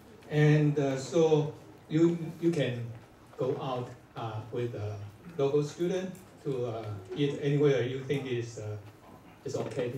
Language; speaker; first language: English; non-native, fluent; Chinese